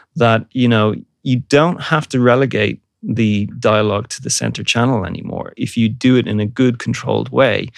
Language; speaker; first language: English; native; English